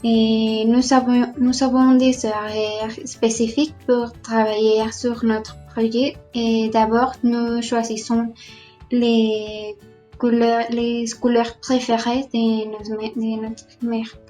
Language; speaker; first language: French; non-native, learner; Spanish